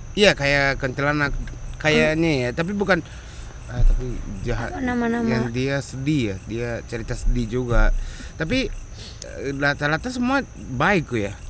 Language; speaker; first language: Indonesian; non-native, learner; Japanese